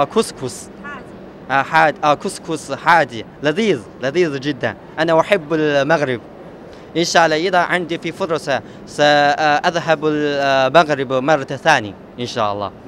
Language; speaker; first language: Arabic; non-native, learner; Chinese